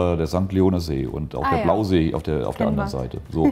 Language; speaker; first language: German; native; German